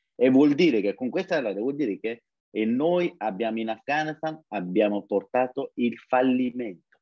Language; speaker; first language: Italian; non-native, learner; Persian